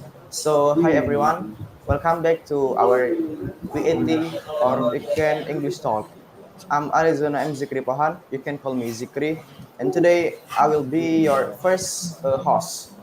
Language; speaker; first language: English; non-native, learner; Indonesian